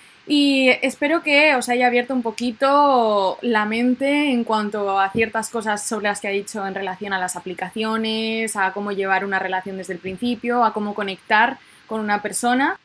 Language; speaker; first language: Spanish; native; Spanish